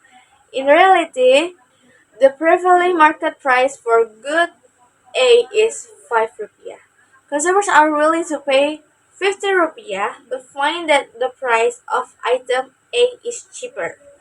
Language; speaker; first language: English; non-native, learner; Indonesian